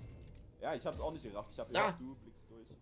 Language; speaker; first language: German; native; German